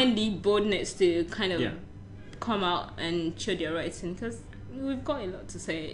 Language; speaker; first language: English; non-native, local second language; Yoruba